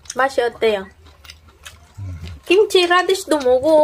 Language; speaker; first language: Korean; non-native, learner; Filipino